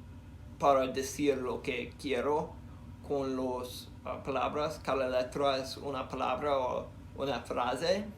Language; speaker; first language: Spanish; non-native, learner; English